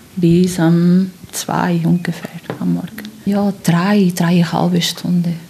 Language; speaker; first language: German; non-native, fluent; Portuguese